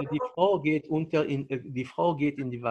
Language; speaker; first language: German; non-native, fluent; French